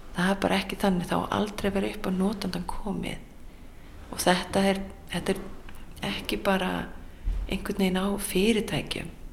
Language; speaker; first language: Icelandic; native; Icelandic